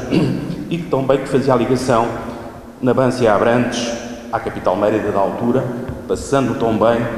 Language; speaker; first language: Portuguese; native; Portuguese